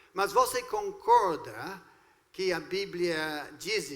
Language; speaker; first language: Portuguese; non-native, fluent; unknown